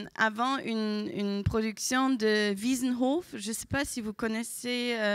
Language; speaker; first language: French; non-native, fluent; German